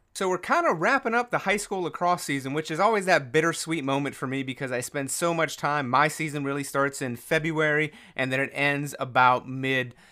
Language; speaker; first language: English; native; English